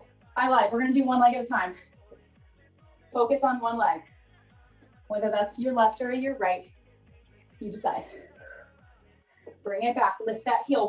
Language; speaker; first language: English; native; English